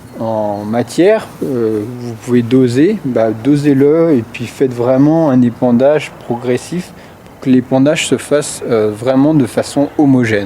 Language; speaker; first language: French; native; French